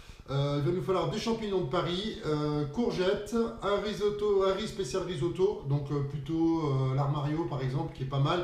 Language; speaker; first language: French; native; French